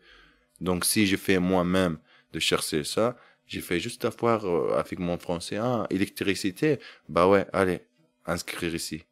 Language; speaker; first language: French; non-native, learner; Arabic